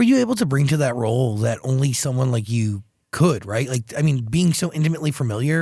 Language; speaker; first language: English; native; English